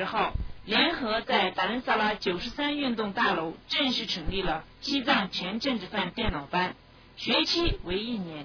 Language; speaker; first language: Chinese; native; Chinese